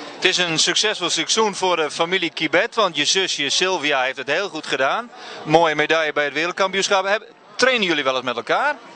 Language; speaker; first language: Dutch; native; Dutch